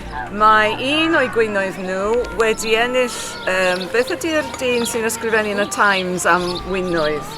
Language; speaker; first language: Welsh; native; Welsh